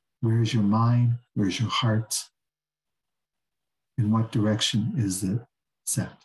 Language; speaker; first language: English; native; English